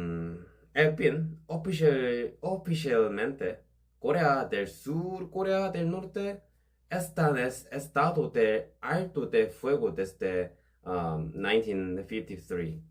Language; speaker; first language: Spanish; non-native, learner; Korean